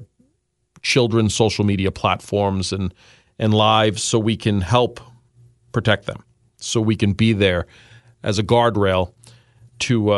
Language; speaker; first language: English; native; English